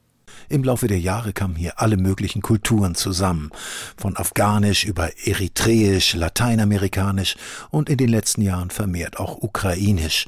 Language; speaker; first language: German; native; German